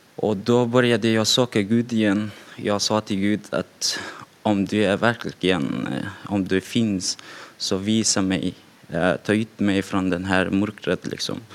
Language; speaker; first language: Swedish; non-native, fluent; Persian